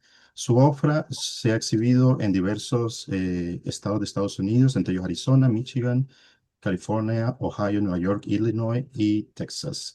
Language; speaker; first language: Spanish; native; Spanish